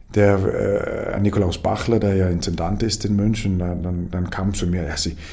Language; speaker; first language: German; non-native, fluent; Danish